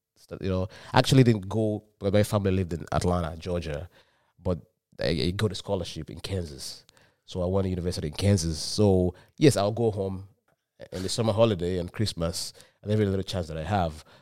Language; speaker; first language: English; non-native, local second language; Yoruba